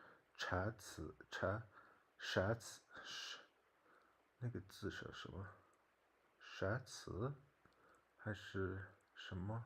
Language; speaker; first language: Chinese; non-native, fluent; English